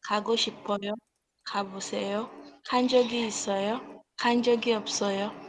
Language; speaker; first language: Korean; non-native, learner; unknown